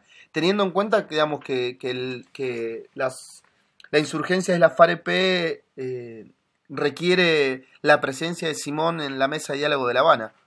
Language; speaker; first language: Spanish; native; Spanish